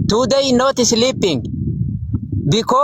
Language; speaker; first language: English; non-native, learner; Oromo